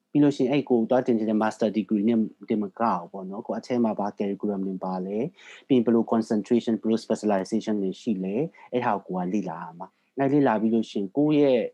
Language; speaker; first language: Burmese; native; Burmese